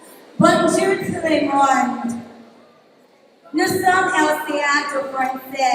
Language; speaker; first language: French; non-native, learner; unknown